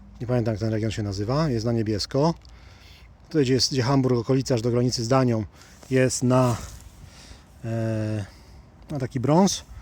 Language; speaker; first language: Polish; native; Polish